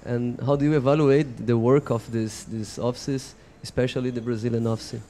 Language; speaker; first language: English; non-native, fluent; Portuguese